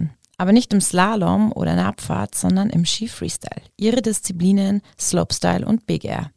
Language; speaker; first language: German; native; German